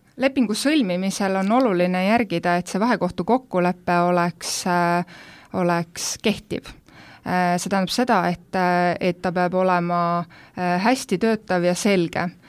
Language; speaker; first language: Estonian; native; Estonian